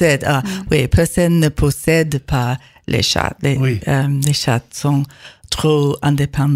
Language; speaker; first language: French; non-native, learner; English